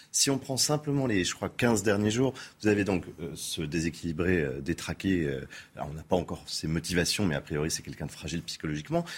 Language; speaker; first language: French; native; French